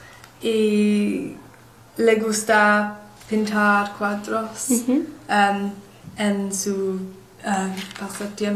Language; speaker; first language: Spanish; non-native, learner; English